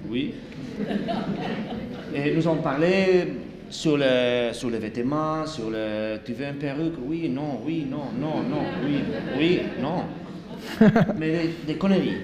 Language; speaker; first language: French; non-native, learner; Spanish